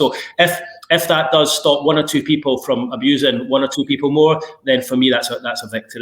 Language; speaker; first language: English; native; English